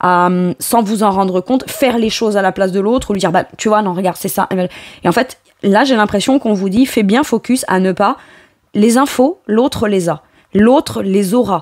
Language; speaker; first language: French; native; French